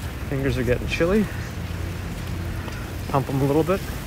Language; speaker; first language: English; early bilingual, other home language; Russian